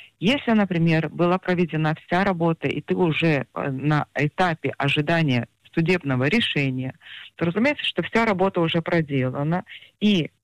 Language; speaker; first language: Russian; early bilingual, heritage; Russian